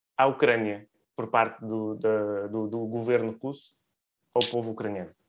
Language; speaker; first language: Portuguese; early bilingual, other home language; Ukrainian